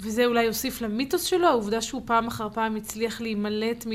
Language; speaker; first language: Hebrew; native; Hebrew